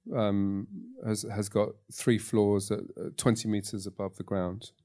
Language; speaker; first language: English; native; English